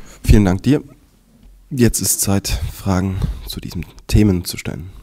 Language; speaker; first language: German; native; German